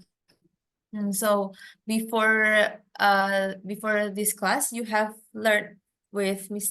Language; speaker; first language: English; non-native, fluent; Indonesian